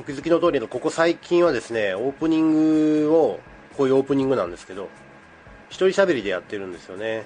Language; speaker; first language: Japanese; native; Japanese